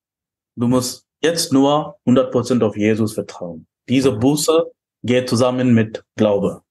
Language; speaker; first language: German; non-native, fluent; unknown